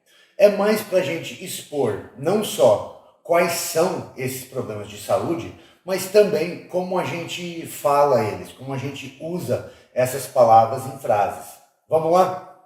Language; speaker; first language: Portuguese; non-native, fluent; English